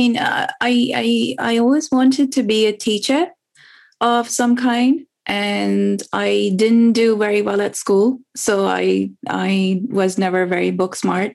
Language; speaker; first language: English; non-native, local second language; Urdu